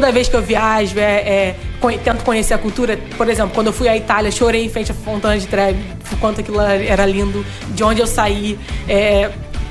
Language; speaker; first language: Portuguese; native; Portuguese